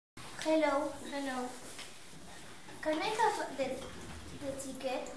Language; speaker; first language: English; non-native, learner; Spanish